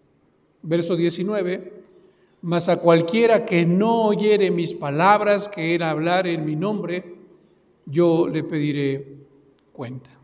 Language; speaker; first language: Spanish; native; Spanish